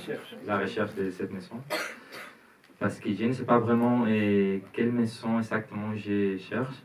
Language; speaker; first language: French; non-native, learner; Spanish